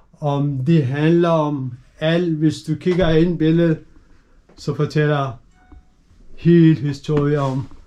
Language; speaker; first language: Danish; non-native, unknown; Urdu